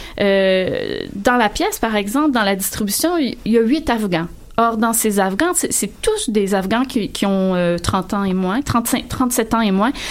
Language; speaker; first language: French; native; French